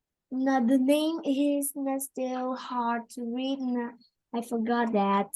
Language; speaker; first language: English; non-native, learner; Vietnamese